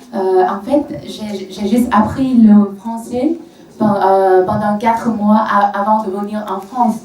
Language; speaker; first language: French; non-native, fluent; Vietnamese